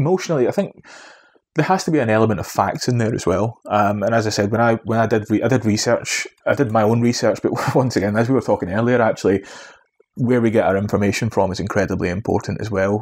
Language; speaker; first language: English; native; English